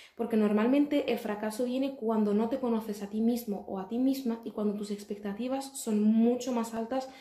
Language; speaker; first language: Spanish; early bilingual, other home language; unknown